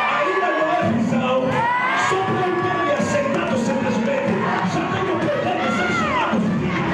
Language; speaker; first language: Portuguese; non-native, local second language; Tsonga